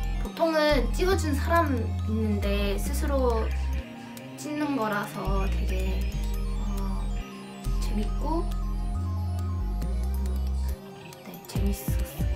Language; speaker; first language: Korean; non-native, fluent; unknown